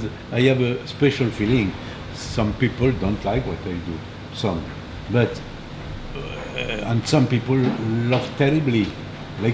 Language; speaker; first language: English; non-native, learner; French